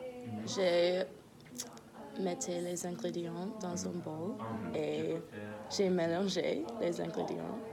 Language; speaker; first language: French; non-native, learner; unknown